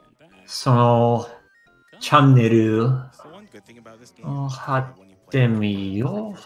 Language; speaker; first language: Japanese; non-native, learner; English